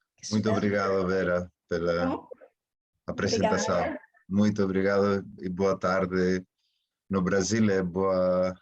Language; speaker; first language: Portuguese; non-native, fluent; Spanish